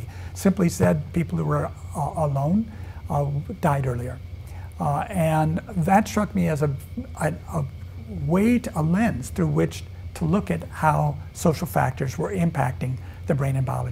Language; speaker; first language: English; native; English